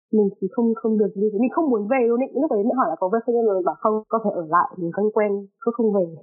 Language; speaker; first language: Vietnamese; native; Vietnamese